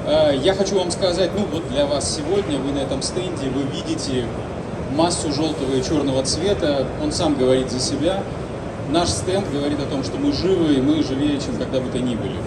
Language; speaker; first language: Russian; native; Russian